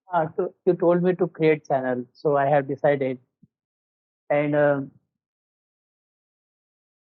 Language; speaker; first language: English; non-native, learner; Marathi